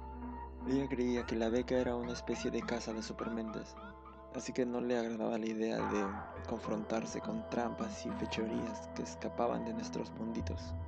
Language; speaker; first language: Spanish; native; Spanish